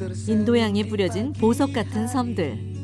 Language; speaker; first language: Korean; native; Korean